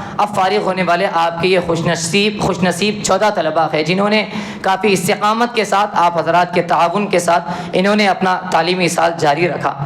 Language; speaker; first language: Urdu; native; Urdu